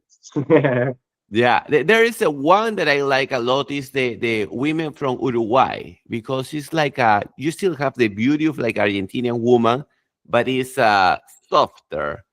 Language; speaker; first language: English; non-native, fluent; Spanish